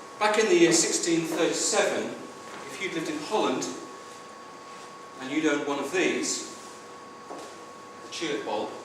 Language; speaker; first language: English; native; English